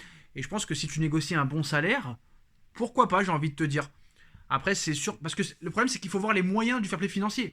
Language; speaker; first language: French; native; French